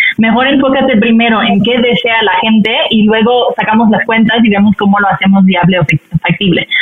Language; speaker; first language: Spanish; non-native, fluent; French